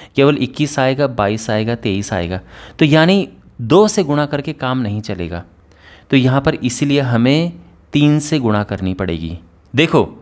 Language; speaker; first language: Hindi; native; Hindi